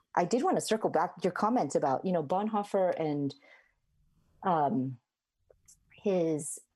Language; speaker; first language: English; native; English